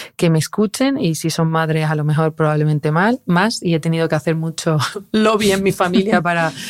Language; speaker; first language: Spanish; native; Spanish